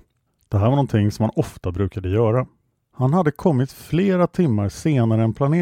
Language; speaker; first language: Swedish; native; Swedish